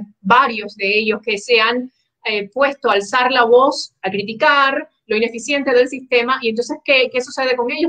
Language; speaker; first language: Spanish; native; Spanish